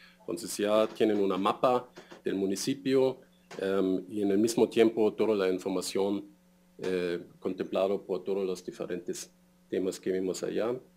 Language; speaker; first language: Spanish; non-native, fluent; German